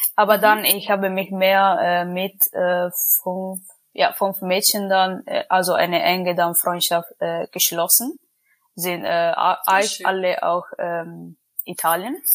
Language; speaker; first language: German; non-native, learner; Italian